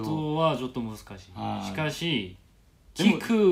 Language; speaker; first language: Japanese; non-native, learner; Korean